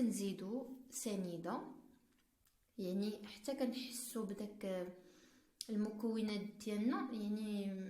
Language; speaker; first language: Arabic; native; Arabic